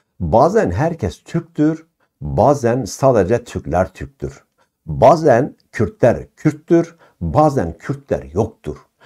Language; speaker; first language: Turkish; non-native, local second language; Kurdish